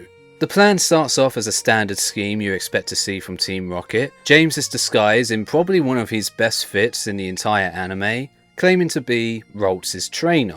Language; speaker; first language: English; native; English